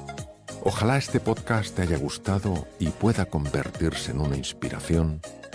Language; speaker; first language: Spanish; native; Spanish